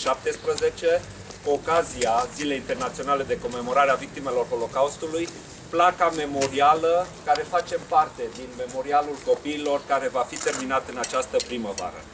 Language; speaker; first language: Romanian; native; Romanian